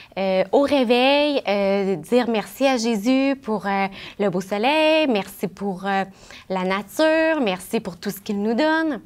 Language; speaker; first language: French; native; French